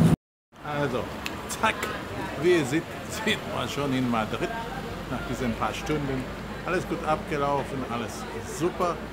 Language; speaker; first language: German; non-native, fluent; Polish